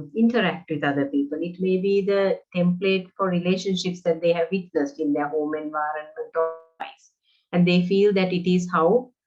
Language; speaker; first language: English; non-native, local second language; Sinhala